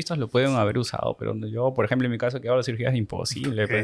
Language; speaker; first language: Spanish; native; Spanish